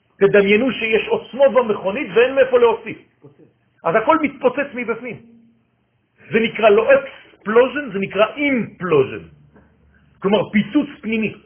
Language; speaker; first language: Hebrew; non-native, fluent; French